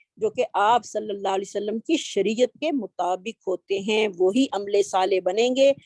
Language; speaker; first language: Urdu; native; Urdu